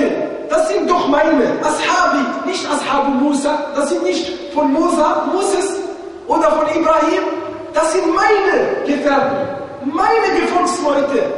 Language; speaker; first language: German; non-native, fluent; Arabic